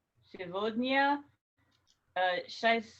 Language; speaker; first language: Russian; non-native, learner; English